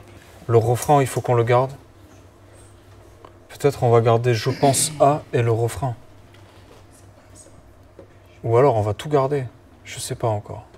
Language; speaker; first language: French; native; French